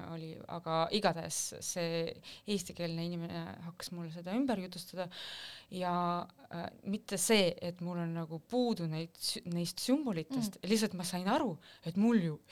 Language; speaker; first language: Estonian; non-native, local second language; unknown